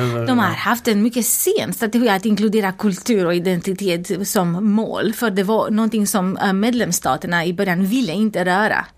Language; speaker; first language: Swedish; non-native, fluent; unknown